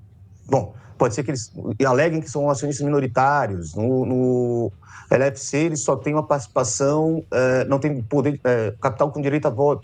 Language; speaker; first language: Portuguese; native; Portuguese